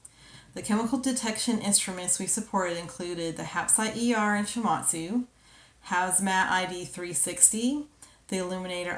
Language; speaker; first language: English; native; English